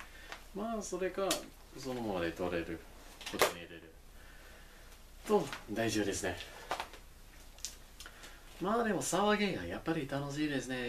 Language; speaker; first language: Japanese; non-native, learner; English